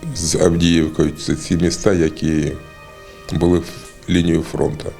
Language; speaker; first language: Ukrainian; native; Ukrainian